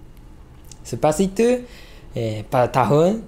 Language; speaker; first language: Indonesian; non-native, learner; Japanese